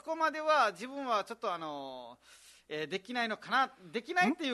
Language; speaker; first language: Japanese; non-native, fluent; Nepali